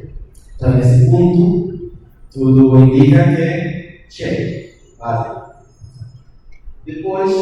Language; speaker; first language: Portuguese; non-native, learner; Spanish